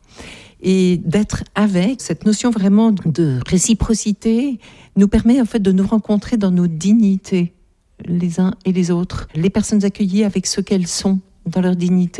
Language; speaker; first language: French; native; French